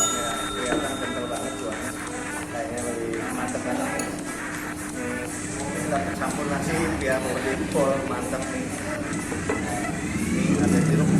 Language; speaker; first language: Indonesian; non-native, local second language; Sundanese